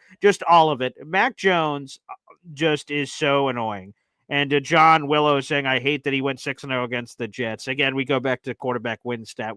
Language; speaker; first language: English; native; English